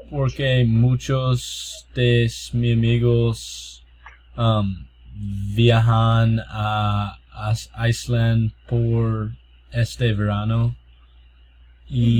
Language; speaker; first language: Spanish; non-native, learner; English